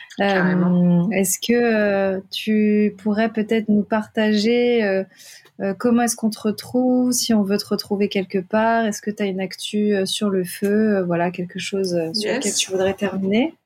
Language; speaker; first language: French; native; French